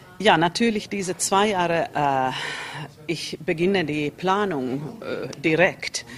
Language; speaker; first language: German; non-native, learner; Finnish